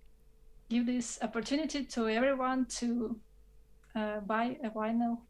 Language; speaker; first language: English; non-native, fluent; Russian